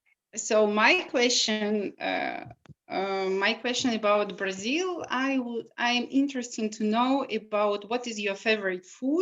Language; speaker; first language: English; non-native, learner; Russian